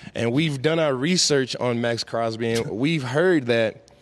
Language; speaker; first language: English; native; English